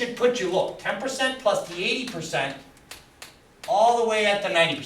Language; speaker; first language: English; native; English